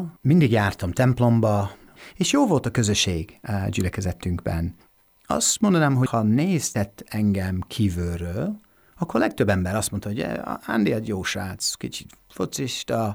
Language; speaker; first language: Hungarian; non-native, fluent; English